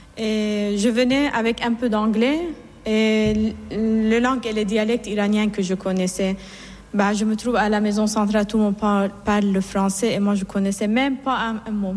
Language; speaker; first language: French; non-native, fluent; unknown